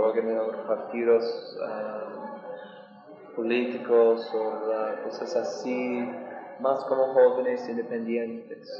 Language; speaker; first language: Spanish; non-native, learner; English